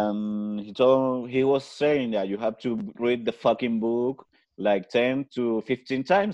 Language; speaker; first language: English; non-native, fluent; Spanish